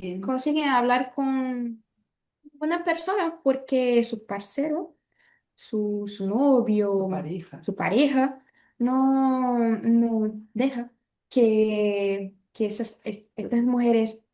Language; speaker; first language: Spanish; non-native, learner; Portuguese